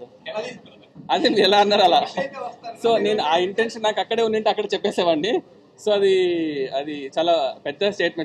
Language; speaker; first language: Telugu; native; Telugu